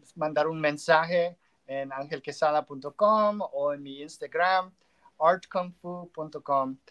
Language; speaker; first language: Spanish; early bilingual, other home language; English